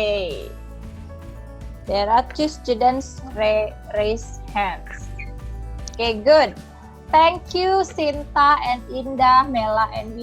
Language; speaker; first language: English; non-native, fluent; Indonesian